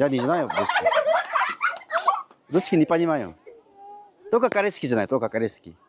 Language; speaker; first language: Russian; non-native, learner; Korean